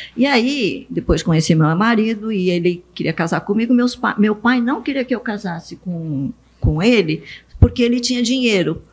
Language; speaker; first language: Portuguese; early bilingual, other home language; Japanese